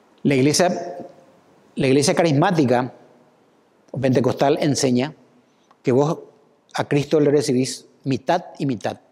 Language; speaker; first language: Spanish; native; Spanish